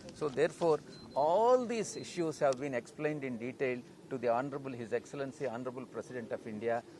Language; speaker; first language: English; non-native, local second language; Telugu